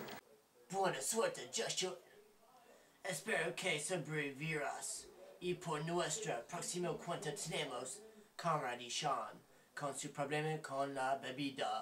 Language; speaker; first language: Spanish; non-native, learner; English